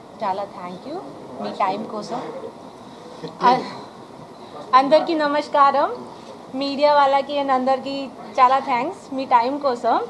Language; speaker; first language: Telugu; non-native, learner; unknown